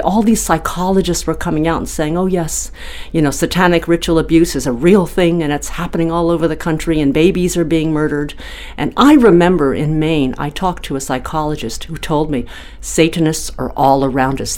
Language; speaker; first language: English; native; English